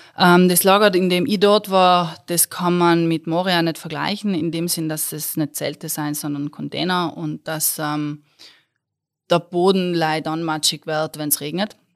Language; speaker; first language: German; native; German